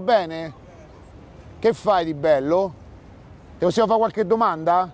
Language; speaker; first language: Italian; native; Italian